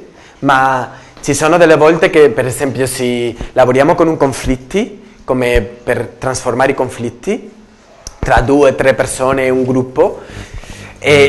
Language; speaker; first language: Italian; non-native, learner; Spanish